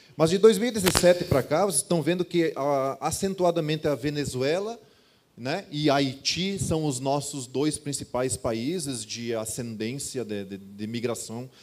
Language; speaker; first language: Portuguese; native; Portuguese